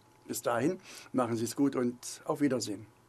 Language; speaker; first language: German; native; German